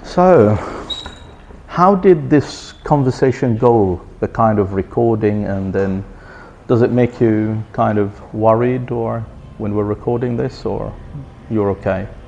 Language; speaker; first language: English; non-native, fluent; Arabic